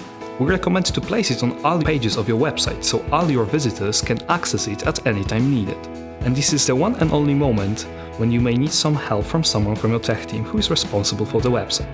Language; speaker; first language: English; non-native, fluent; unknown